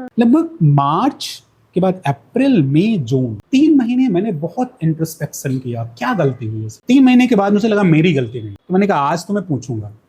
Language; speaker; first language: Hindi; native; Hindi